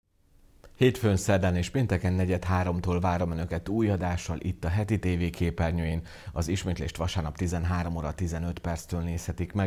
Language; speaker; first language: Hungarian; native; Hungarian